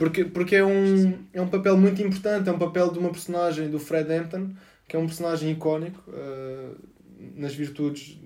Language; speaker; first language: Portuguese; native; Portuguese